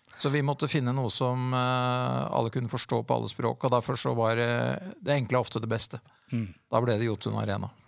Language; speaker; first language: Norwegian; native; Norwegian